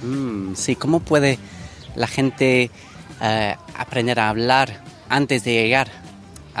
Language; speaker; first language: Spanish; non-native, fluent; English